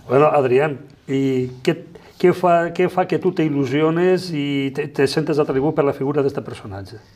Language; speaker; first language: Catalan; native; Catalan